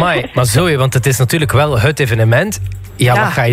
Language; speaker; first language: Dutch; native; Dutch